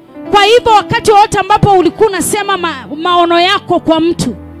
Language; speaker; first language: Swahili; native; Swahili